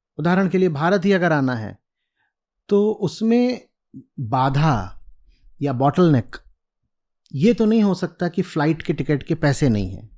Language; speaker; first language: Hindi; native; Hindi